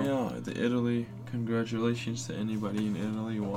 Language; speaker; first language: English; non-native, fluent; Danish